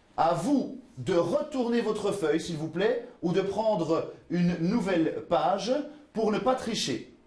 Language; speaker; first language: French; native; French